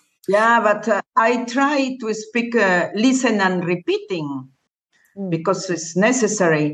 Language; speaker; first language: English; non-native, learner; Spanish